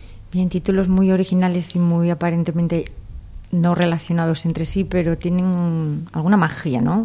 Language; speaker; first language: Spanish; native; Spanish